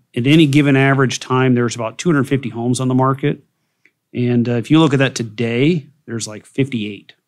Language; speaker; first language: English; native; English